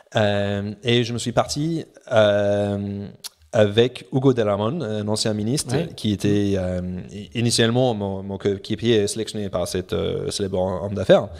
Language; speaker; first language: French; non-native, fluent; English